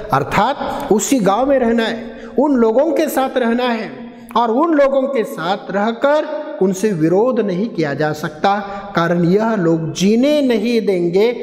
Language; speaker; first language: Hindi; non-native, local second language; Marathi